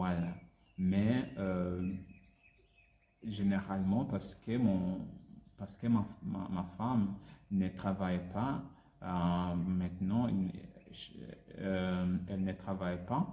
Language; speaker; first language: French; non-native, learner; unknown